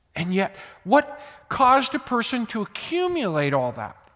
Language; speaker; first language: English; native; English